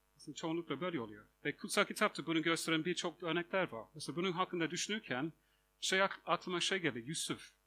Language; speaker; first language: Turkish; non-native, fluent; English